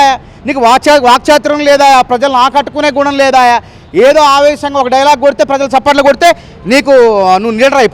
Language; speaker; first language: Telugu; native; Telugu